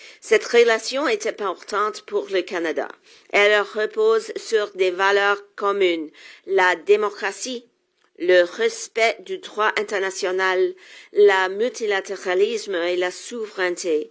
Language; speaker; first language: French; non-native, local second language; English